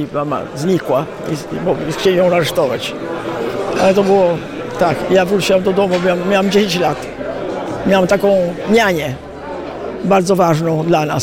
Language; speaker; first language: Polish; early bilingual, heritage; Italian